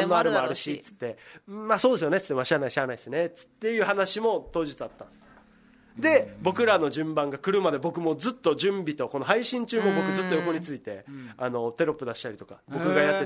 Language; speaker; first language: Japanese; native; Japanese